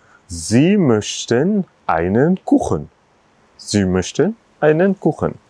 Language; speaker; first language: German; non-native, fluent; Bangla